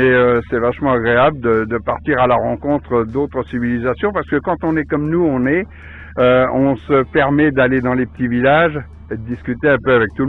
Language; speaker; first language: French; native; French